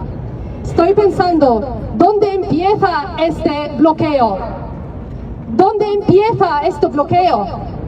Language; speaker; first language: Spanish; non-native, fluent; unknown